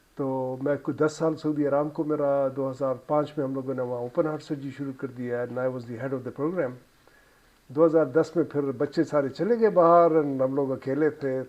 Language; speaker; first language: Urdu; non-native, local second language; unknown